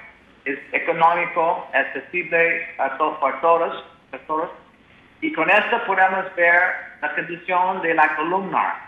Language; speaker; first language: Spanish; non-native, learner; English